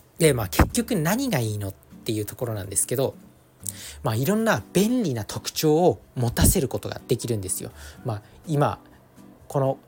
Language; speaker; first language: Japanese; native; Japanese